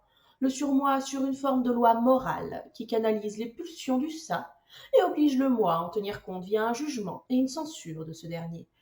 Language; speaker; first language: French; native; French